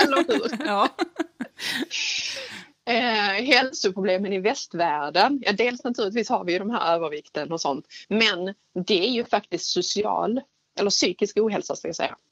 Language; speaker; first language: Swedish; native; Swedish